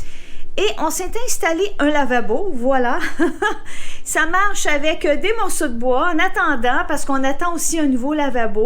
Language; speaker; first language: French; native; French